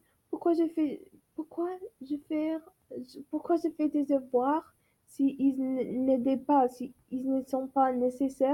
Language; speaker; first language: French; non-native, learner; English